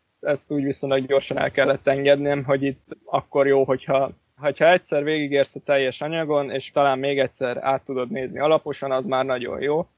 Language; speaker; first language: Hungarian; native; Hungarian